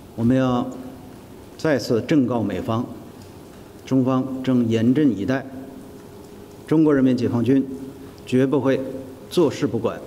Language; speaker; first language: Chinese; native; Chinese